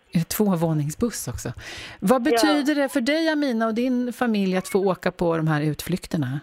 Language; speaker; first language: Swedish; native; Swedish